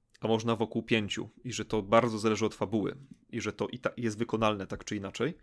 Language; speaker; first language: Polish; native; Polish